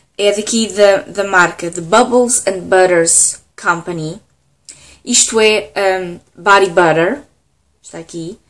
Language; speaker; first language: Portuguese; native; Portuguese